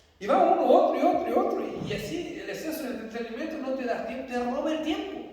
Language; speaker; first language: Spanish; non-native, fluent; Portuguese